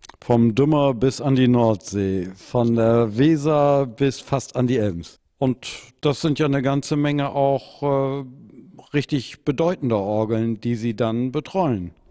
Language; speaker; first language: German; native; German